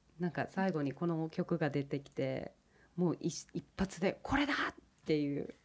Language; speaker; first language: Japanese; early bilingual, heritage; English